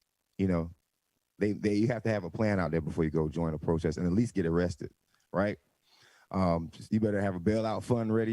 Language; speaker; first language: English; native; English